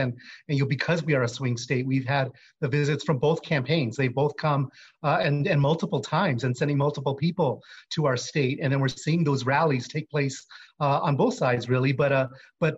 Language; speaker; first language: English; native; English